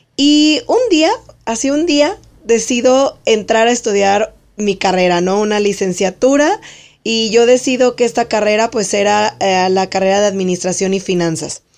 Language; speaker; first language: Spanish; native; Spanish